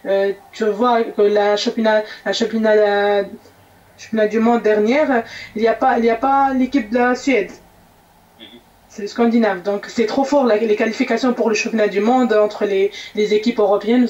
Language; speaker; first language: French; non-native, local second language; Arabic